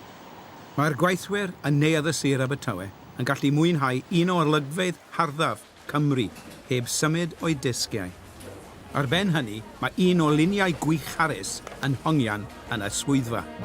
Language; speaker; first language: Welsh; native; Welsh